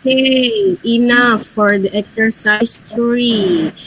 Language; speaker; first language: English; non-native, fluent; Indonesian